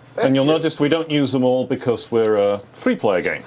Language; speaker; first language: English; native; English